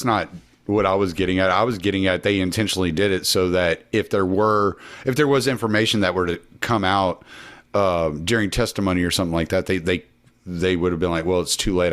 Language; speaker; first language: English; native; English